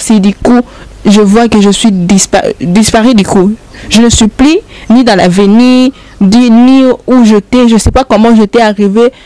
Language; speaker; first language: French; non-native, local second language; Lingala